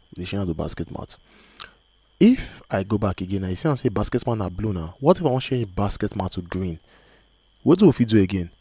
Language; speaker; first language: Nigerian Pidgin; native; Nigerian Pidgin